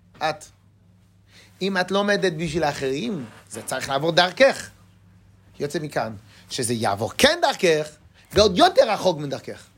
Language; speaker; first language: Hebrew; non-native, fluent; French